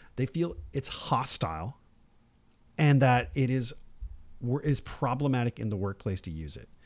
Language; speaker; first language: English; native; English